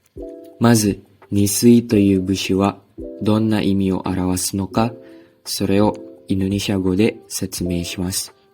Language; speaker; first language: Japanese; non-native, learner; Indonesian